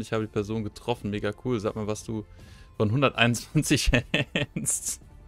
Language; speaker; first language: German; native; German